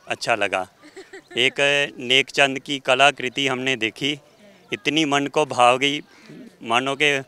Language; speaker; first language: Hindi; native; Hindi